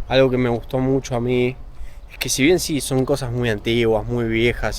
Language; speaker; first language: Spanish; native; Spanish